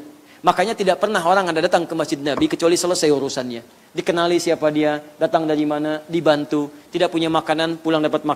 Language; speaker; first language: Indonesian; native; Indonesian